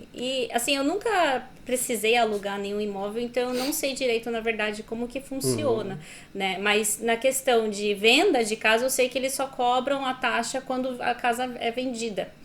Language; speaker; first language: Portuguese; native; Portuguese